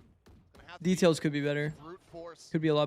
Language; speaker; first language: English; native; English